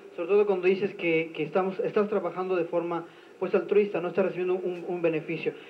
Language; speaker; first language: Spanish; native; Spanish